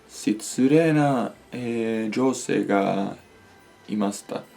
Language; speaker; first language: Japanese; non-native, learner; Spanish